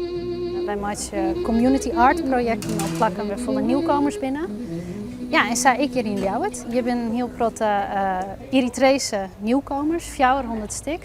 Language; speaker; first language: Dutch; non-native, local second language; Western Frisian